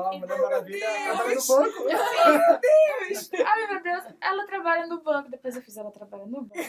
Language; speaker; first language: Portuguese; native; Portuguese